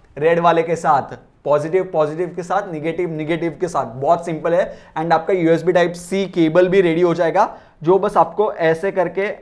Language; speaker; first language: Hindi; non-native, local second language; Marathi